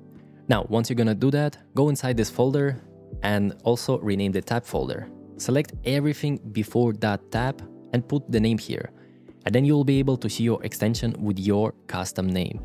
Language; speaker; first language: English; non-native, fluent; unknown